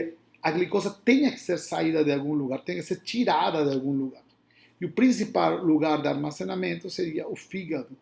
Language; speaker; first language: Portuguese; non-native, fluent; Spanish